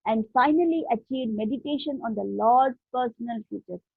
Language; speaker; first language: English; non-native, local second language; Hindi